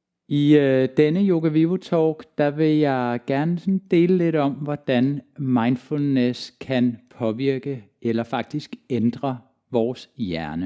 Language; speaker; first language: Danish; native; Danish